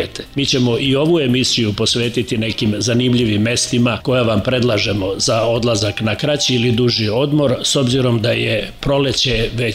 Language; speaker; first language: Serbian; native; Serbian